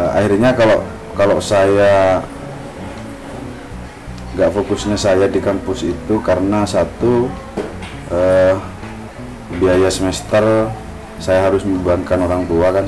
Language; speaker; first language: Indonesian; non-native, local second language; Madurese